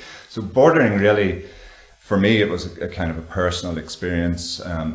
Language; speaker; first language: English; native; English